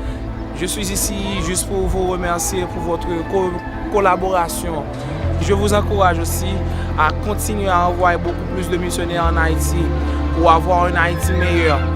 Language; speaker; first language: French; non-native, local second language; Haitian Creole